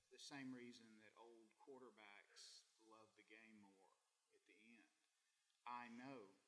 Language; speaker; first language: English; native; English